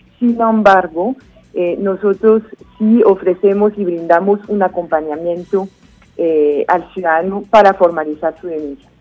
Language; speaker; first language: Spanish; non-native, fluent; French